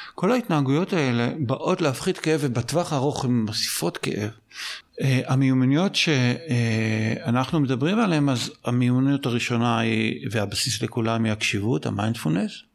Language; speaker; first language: Hebrew; native; Hebrew